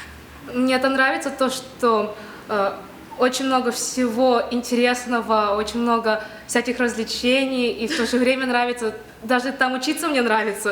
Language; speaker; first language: Russian; native; Russian